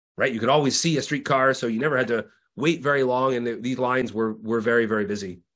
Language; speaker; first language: English; native; English